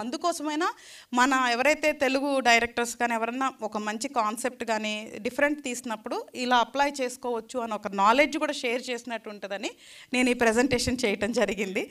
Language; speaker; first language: Telugu; native; Telugu